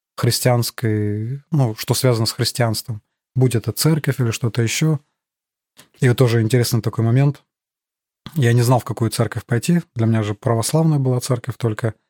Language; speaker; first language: Russian; native; Russian